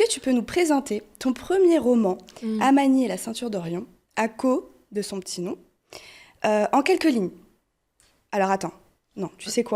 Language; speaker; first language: French; early bilingual, other home language; Portuguese